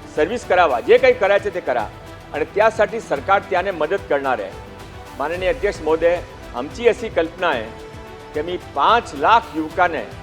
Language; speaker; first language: Marathi; non-native, local second language; Gujarati